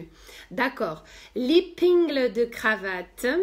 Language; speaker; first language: French; non-native, fluent; Russian